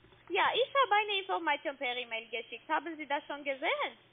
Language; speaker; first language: German; non-native, learner; Russian